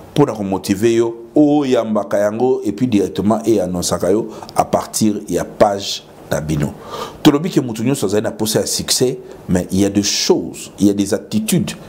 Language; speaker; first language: Lingala; native; Lingala